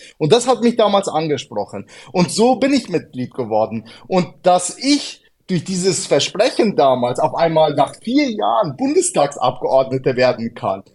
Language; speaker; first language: German; early bilingual, other home language; Arabic